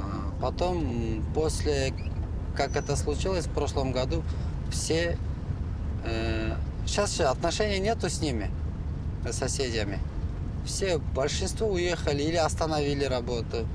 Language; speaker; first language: Russian; non-native, local second language; Kyrgyz